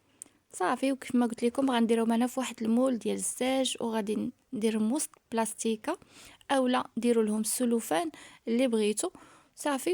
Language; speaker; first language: Arabic; native; Arabic